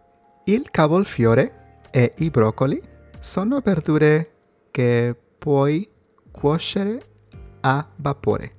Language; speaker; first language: Italian; non-native, learner; Spanish